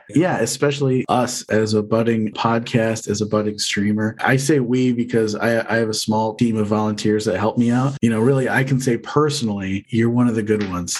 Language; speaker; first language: English; native; English